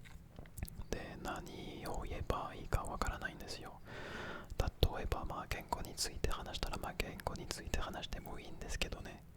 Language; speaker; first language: Japanese; non-native, fluent; French